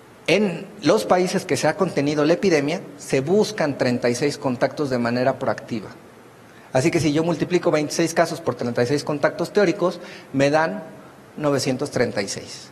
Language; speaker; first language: Spanish; native; Spanish